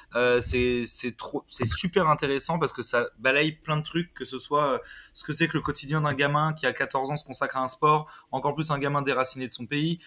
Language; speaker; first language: French; native; French